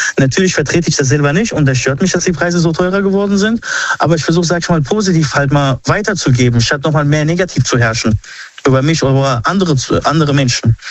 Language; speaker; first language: German; early bilingual, other home language; Arabic